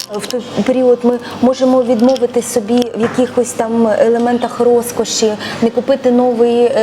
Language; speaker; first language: Ukrainian; native; Ukrainian